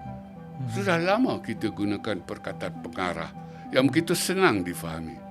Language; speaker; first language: Malay; native; Malay